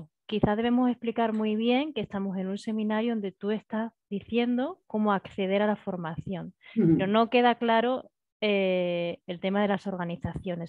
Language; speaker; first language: Spanish; native; Spanish